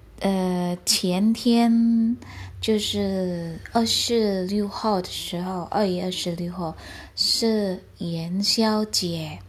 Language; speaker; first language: Chinese; non-native, learner; Indonesian